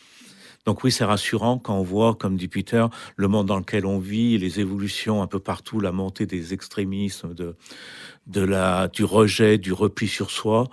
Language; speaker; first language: French; native; French